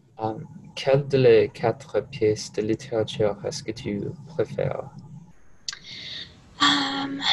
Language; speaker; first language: French; non-native, learner; English